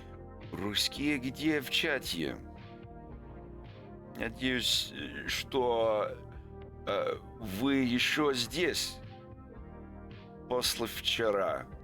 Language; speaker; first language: Russian; non-native, learner; English